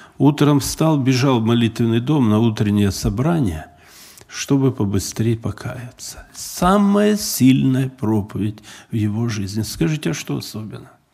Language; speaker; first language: Russian; native; Russian